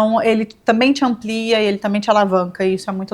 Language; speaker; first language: Portuguese; native; Portuguese